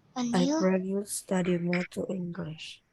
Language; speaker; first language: English; non-native, learner; Indonesian